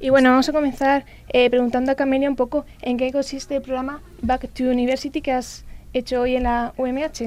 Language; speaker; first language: Spanish; native; Spanish